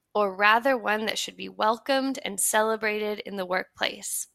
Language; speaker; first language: English; native; English